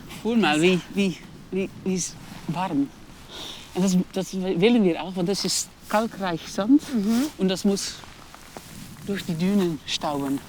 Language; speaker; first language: German; non-native, learner; Dutch